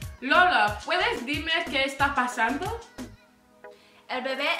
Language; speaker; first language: Spanish; non-native, learner; English